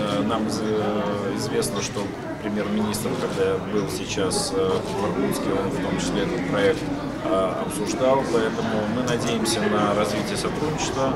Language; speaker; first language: Russian; native; Russian